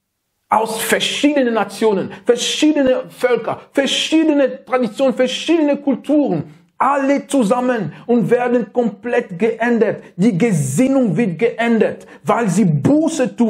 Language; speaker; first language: German; non-native, fluent; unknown